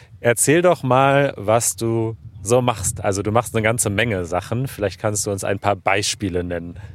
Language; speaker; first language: German; native; German